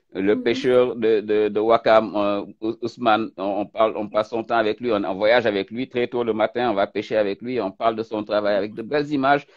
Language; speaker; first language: French; non-native, local second language; Wolof